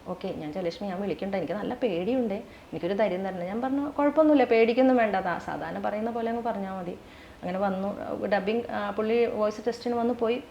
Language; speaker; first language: Malayalam; native; Malayalam